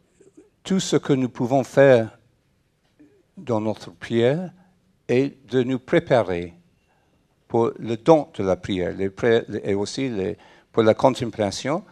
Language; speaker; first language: French; non-native, fluent; English